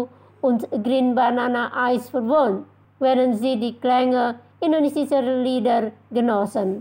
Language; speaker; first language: German; non-native, fluent; Indonesian